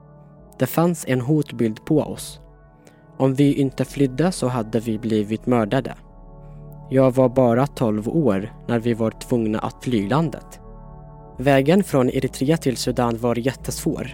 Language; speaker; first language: Swedish; non-native, fluent; Tigrinya